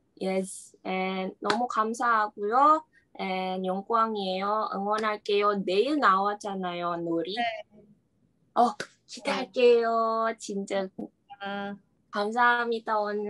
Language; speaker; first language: Korean; non-native, learner; Indonesian